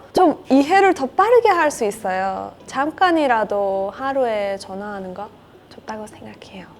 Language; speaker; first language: Korean; non-native, learner; Persian